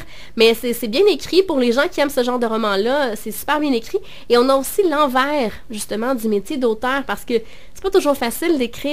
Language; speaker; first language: French; native; French